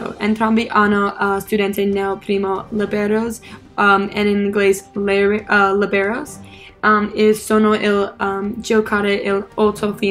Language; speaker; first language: Italian; non-native, learner; English